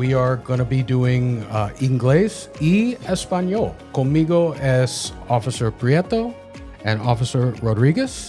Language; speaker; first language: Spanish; non-native, learner; English